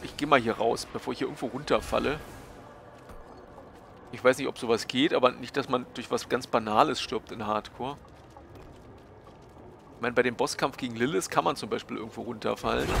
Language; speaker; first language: German; native; German